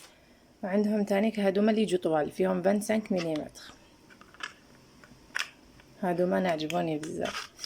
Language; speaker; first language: Arabic; native; Arabic